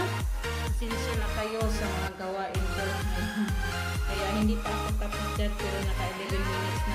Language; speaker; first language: Filipino; non-native, local second language; Cebuano